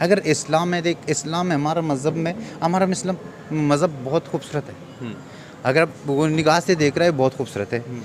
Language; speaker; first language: Hindi; non-native, learner; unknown